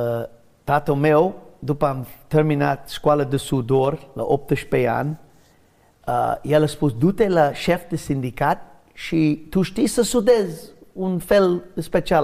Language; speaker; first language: Romanian; non-native, learner; English